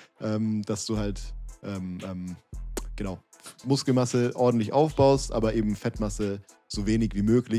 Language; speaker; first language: German; native; German